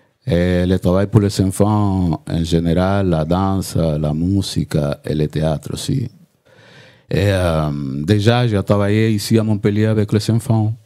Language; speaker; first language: French; non-native, learner; Spanish